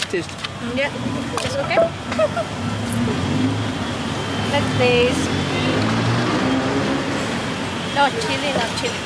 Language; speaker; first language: English; non-native, learner; Thai